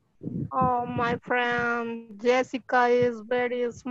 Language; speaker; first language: English; non-native, learner; Spanish